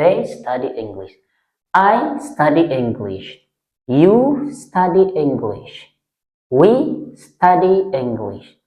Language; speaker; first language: English; non-native, fluent; Indonesian